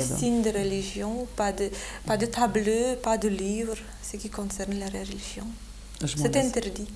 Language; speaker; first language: French; non-native, fluent; Lithuanian